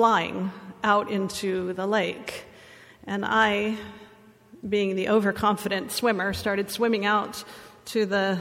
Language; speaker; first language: English; native; English